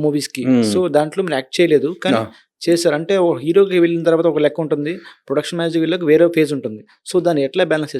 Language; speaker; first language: Telugu; native; Telugu